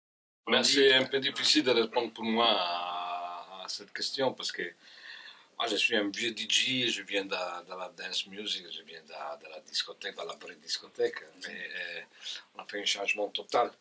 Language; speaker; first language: French; non-native, fluent; Italian